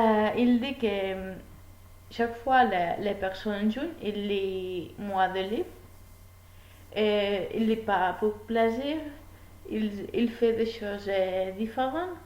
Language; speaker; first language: French; non-native, learner; Spanish